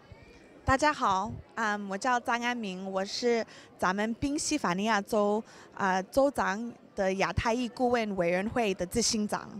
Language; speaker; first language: Chinese; early bilingual, heritage; English